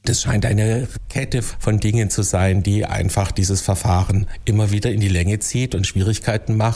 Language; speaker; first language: German; native; German